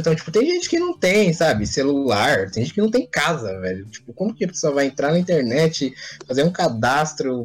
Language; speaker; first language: Portuguese; native; Portuguese